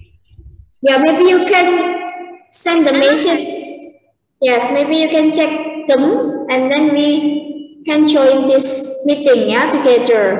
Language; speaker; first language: English; non-native, learner; Indonesian